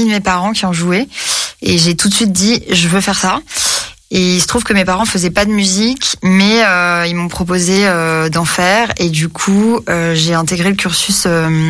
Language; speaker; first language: French; native; French